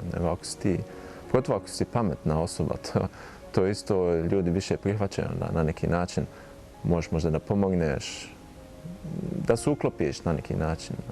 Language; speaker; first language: Bosnian; early bilingual, heritage; Bosnian